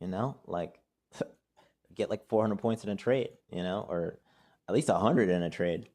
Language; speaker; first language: English; native; English